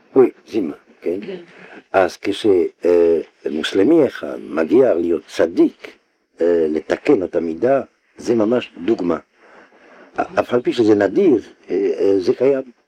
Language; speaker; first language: Hebrew; non-native, fluent; French